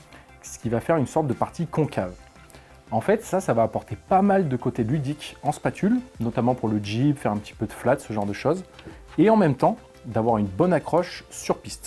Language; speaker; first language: French; native; French